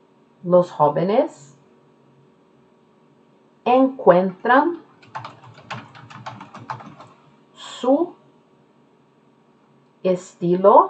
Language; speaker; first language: Spanish; non-native, fluent; Norwegian